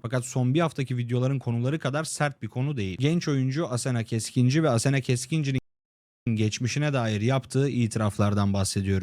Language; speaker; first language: Turkish; native; Turkish